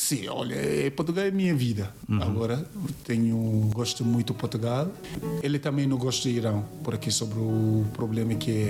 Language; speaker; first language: Portuguese; non-native, learner; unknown